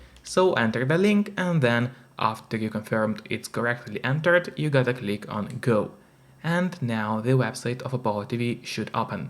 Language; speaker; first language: English; non-native, fluent; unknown